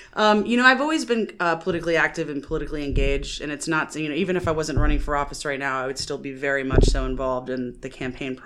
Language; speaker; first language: English; native; English